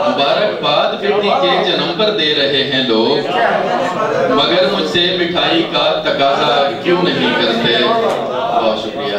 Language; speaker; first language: Urdu; non-native, local second language; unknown